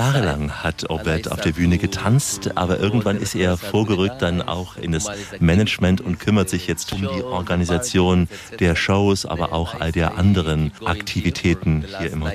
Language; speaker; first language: German; native; German